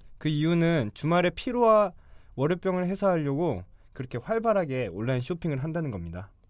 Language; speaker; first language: Korean; native; Korean